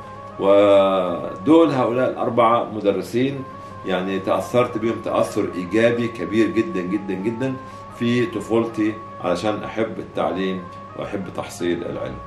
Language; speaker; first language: Arabic; native; Arabic